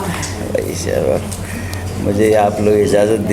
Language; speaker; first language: Hindi; native; Hindi